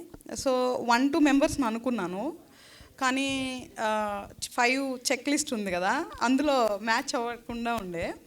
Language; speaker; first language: Telugu; native; Telugu